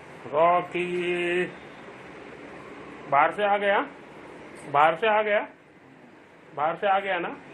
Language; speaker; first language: Hindi; native; Hindi